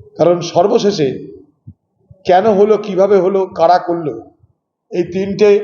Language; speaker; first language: Bangla; native; Bangla